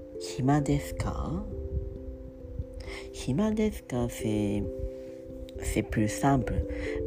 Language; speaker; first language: Japanese; non-native, learner; French